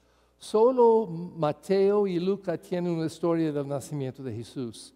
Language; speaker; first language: Spanish; non-native, fluent; English